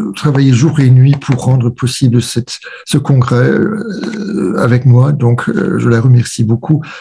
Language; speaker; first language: French; non-native, fluent; German